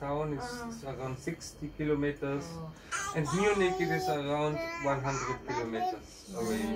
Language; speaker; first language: English; non-native, learner; German